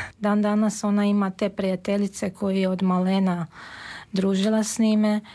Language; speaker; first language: Serbian; non-native, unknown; Armenian